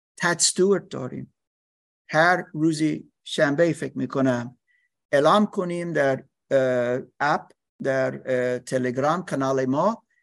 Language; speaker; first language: Persian; non-native, learner; English